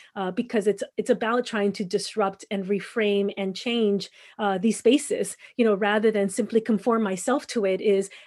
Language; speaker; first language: English; native; English